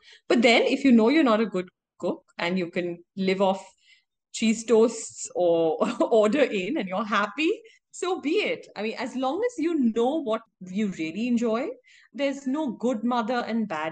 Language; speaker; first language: English; non-native, local second language; Hindi